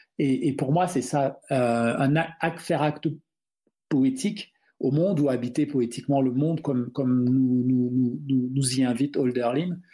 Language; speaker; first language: French; non-native, local second language; Duala